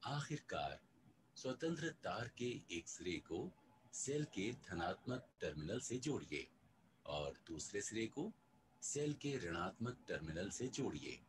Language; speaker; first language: Hindi; native; Hindi